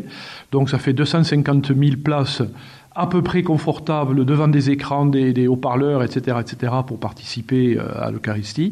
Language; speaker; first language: French; native; French